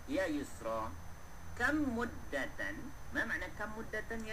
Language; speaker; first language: Arabic; non-native, fluent; Malay